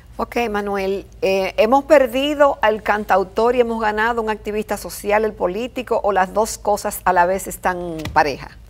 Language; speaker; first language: Spanish; native; Spanish